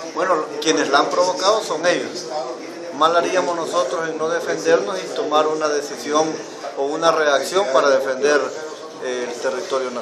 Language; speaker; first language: Spanish; native; Spanish